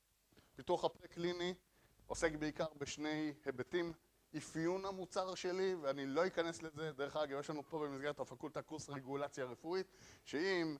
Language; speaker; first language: Hebrew; native; Hebrew